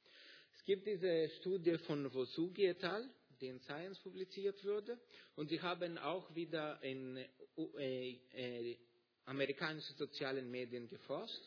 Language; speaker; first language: German; non-native, fluent; Greek